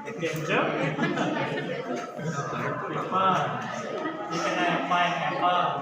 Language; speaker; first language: English; non-native, learner; Indonesian